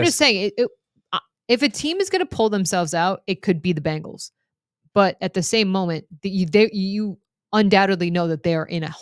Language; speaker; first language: English; native; English